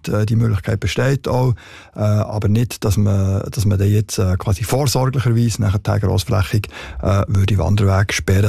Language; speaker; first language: German; native; German